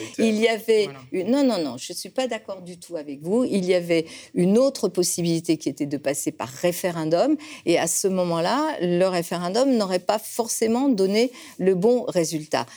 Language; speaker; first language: French; early bilingual, other home language; Spanish